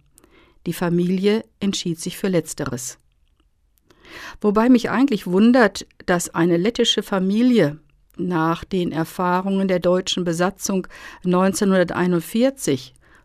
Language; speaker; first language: German; native; German